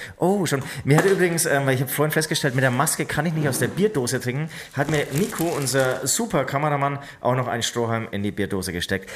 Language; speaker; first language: German; native; German